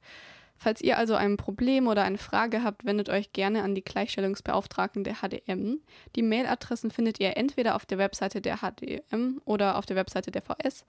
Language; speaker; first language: German; native; German